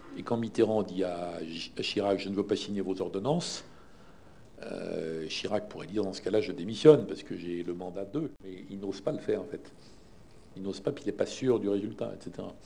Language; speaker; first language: French; native; French